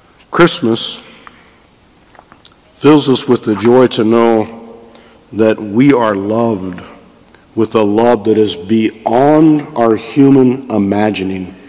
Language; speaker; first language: English; native; English